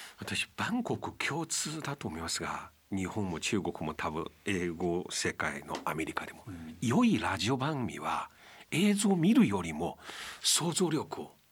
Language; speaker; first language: Japanese; non-native, fluent; Chinese